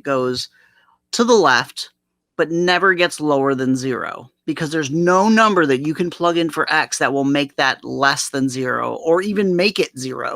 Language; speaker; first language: English; native; English